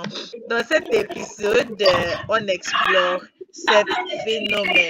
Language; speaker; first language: French; non-native, fluent; Igbo